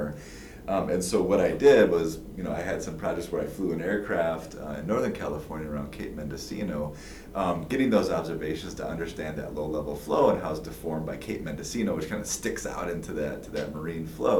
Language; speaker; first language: English; native; English